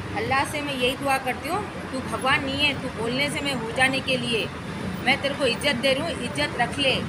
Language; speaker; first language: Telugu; non-native, local second language; Urdu